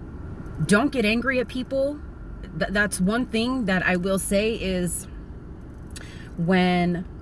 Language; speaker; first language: English; native; English